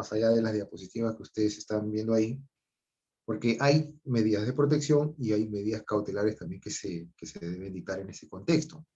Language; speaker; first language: Spanish; native; Spanish